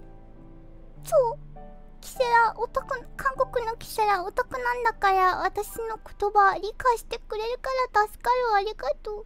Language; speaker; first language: Japanese; non-native, fluent; Korean